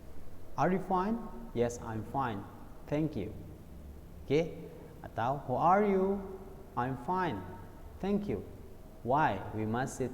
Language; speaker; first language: English; non-native, learner; Indonesian